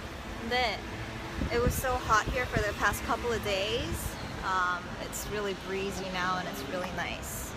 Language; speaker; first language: English; early bilingual, other home language; Korean